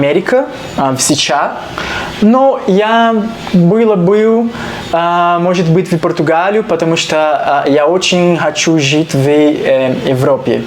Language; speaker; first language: Russian; non-native, learner; Portuguese